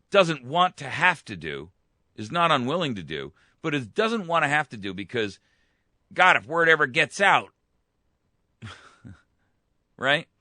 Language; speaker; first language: English; native; English